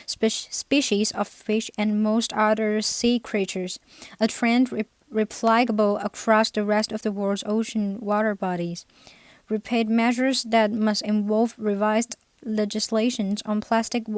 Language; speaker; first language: English; non-native, fluent; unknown